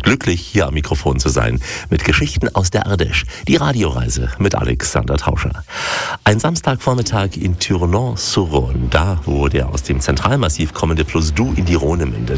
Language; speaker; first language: German; native; German